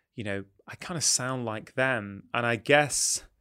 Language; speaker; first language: English; native; English